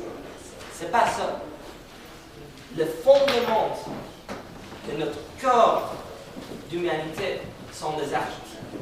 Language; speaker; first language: French; non-native, fluent; Persian